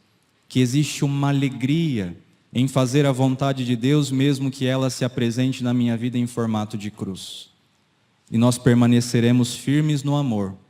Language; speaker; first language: Portuguese; native; Portuguese